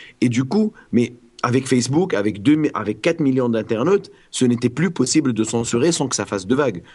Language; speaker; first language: French; non-native, local second language; Arabic